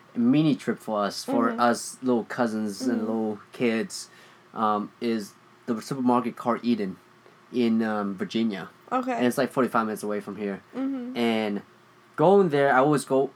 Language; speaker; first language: English; early bilingual, other home language; Vietnamese